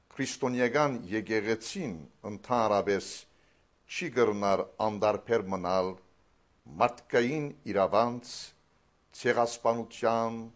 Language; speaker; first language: Armenian; native; Armenian